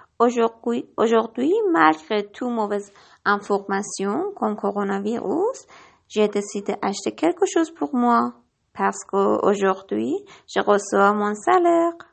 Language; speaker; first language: French; non-native, learner; Persian